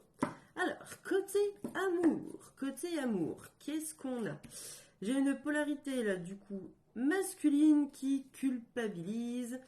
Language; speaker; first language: French; native; French